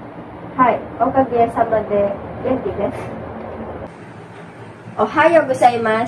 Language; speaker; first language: Japanese; non-native, learner; Filipino